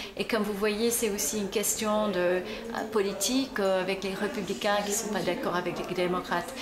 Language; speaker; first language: French; non-native, fluent; English